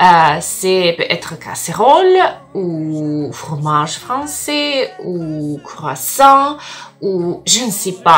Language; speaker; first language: French; non-native, learner; Russian